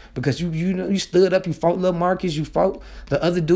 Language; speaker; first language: English; native; English